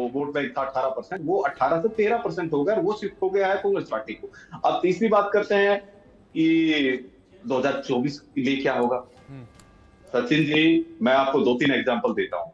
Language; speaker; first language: Hindi; native; Hindi